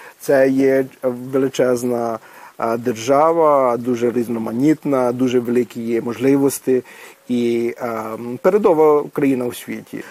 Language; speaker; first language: Ukrainian; early bilingual, heritage; Ukrainian